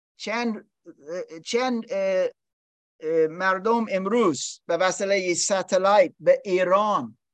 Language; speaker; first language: Persian; non-native, learner; English